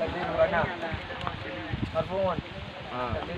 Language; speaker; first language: Arabic; non-native, learner; Indonesian